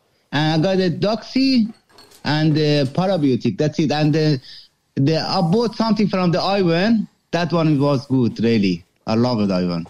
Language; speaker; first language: English; non-native, fluent; Persian